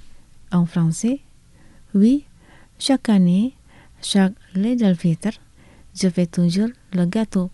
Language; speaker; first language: French; non-native, fluent; Indonesian